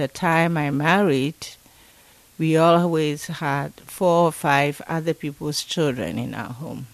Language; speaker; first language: English; non-native, local second language; Akan